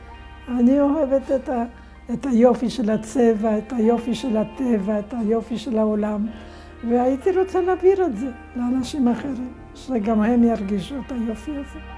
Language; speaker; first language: Hebrew; non-native, fluent; Polish